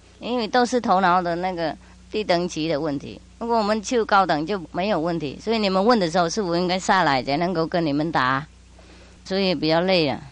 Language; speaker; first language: Chinese; non-native, fluent; Vietnamese